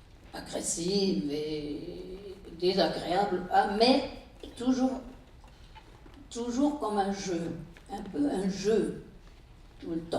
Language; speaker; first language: French; non-native, fluent; German